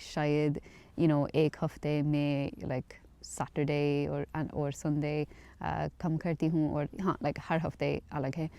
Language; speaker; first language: Hindi; non-native, learner; English